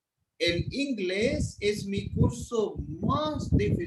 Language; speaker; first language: Spanish; non-native, fluent; Hindi